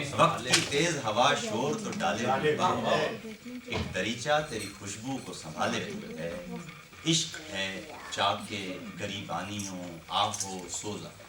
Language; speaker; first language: Urdu; native; Urdu